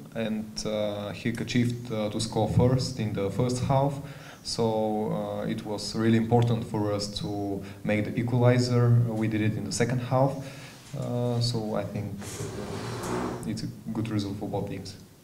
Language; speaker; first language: English; non-native, fluent; Bulgarian